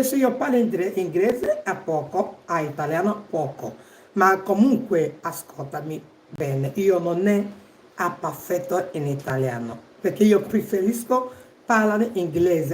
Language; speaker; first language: Italian; non-native, learner; Igbo